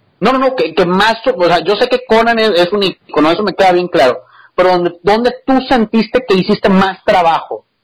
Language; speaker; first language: Spanish; native; Spanish